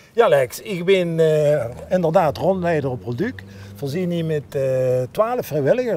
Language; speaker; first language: Dutch; native; Dutch